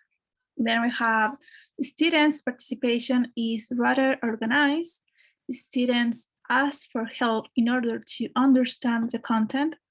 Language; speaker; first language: English; non-native, fluent; Spanish